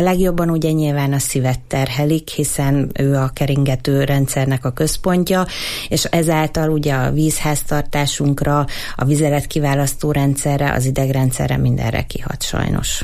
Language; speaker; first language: Hungarian; native; Hungarian